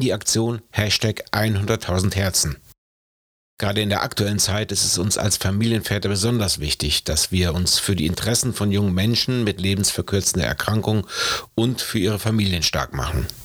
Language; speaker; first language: German; native; German